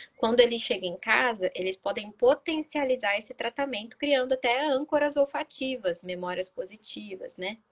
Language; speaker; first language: Portuguese; native; Portuguese